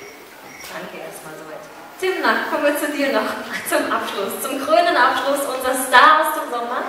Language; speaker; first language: German; native; German